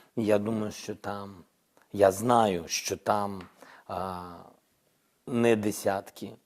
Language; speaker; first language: Ukrainian; non-native, local second language; Russian